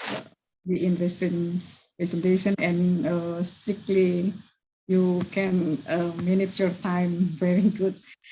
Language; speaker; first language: English; non-native, learner; Indonesian